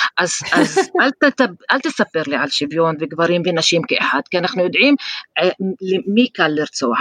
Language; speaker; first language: Hebrew; non-native, local second language; Arabic